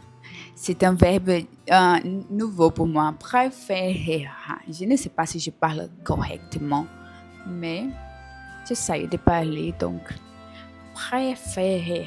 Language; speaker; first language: French; non-native, learner; Portuguese